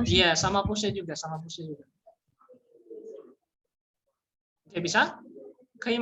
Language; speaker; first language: Indonesian; native; Indonesian